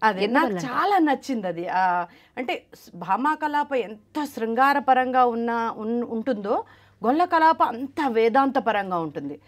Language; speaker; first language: Telugu; non-native, local second language; Malayalam